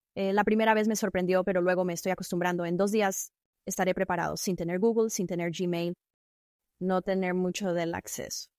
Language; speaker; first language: Spanish; non-native, fluent; Chinese